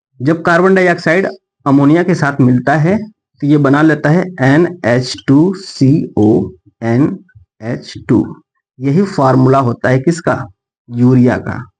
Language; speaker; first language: Hindi; native; Hindi